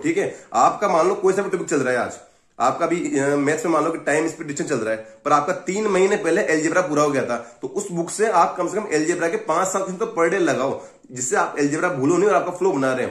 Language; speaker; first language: Hindi; native; Hindi